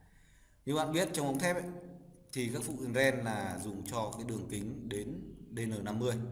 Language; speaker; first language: Vietnamese; native; Vietnamese